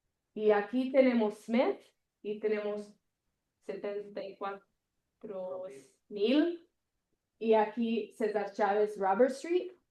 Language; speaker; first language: Spanish; non-native, learner; Italian